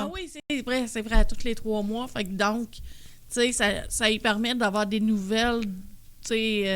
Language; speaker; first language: French; native; French